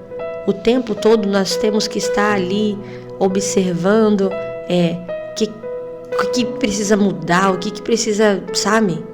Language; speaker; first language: Portuguese; native; Portuguese